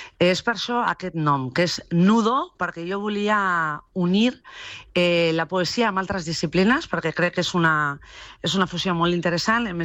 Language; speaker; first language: Catalan; non-native, local second language; Spanish